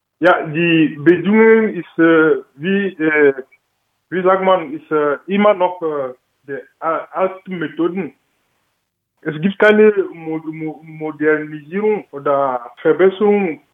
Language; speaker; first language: German; non-native, learner; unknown